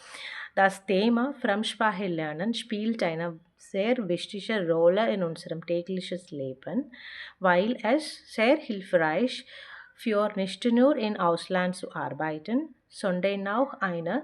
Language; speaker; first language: German; non-native, fluent; Malayalam